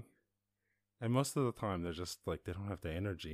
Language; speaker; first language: English; native; English